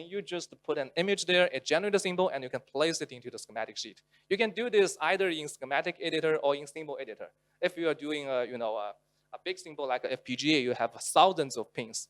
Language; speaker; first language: English; non-native, local second language; Chinese